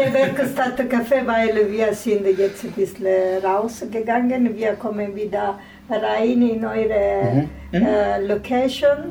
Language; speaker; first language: German; non-native, fluent; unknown